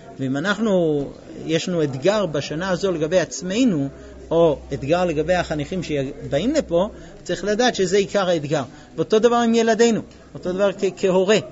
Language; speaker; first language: Hebrew; non-native, fluent; English